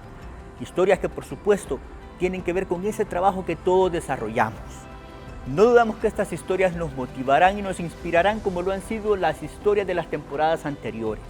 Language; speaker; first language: Spanish; native; Spanish